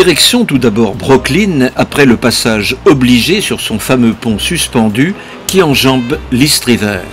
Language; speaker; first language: French; non-native, fluent; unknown